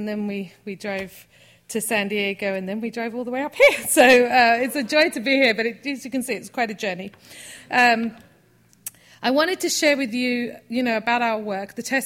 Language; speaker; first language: English; native; English